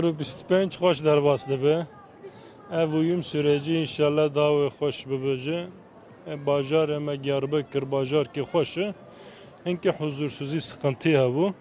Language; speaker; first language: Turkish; non-native, local second language; Kurdish